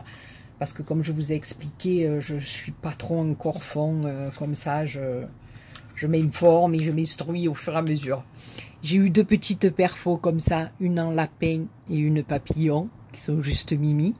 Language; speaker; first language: French; native; French